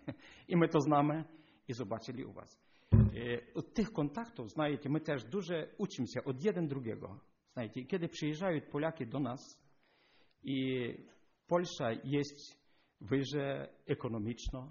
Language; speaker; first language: Polish; non-native, learner; Ukrainian